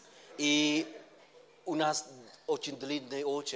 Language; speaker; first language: Russian; non-native, learner; Vietnamese